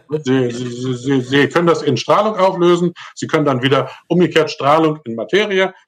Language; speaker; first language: German; native; German